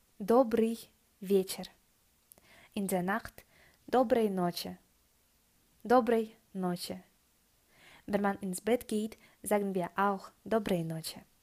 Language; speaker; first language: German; non-native, fluent; Russian